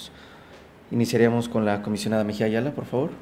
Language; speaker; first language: Spanish; native; Spanish